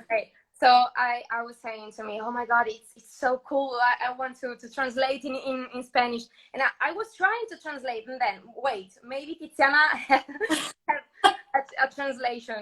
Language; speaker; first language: English; non-native, learner; Spanish